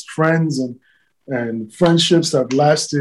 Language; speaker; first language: English; native; English